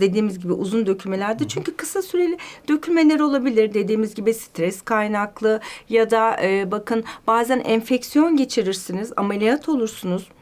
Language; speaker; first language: Turkish; native; Turkish